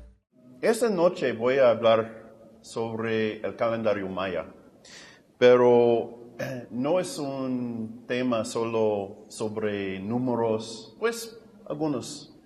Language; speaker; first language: Spanish; non-native, fluent; English